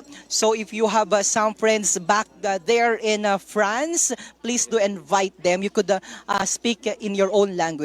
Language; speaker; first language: English; non-native, local second language; Filipino